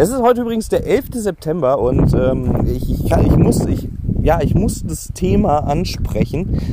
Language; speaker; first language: German; native; German